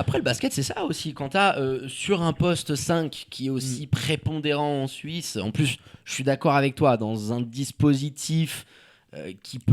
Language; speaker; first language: French; native; French